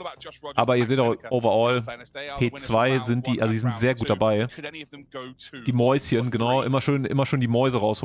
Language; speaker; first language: German; native; German